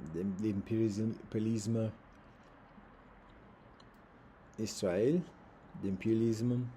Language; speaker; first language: French; non-native, learner; English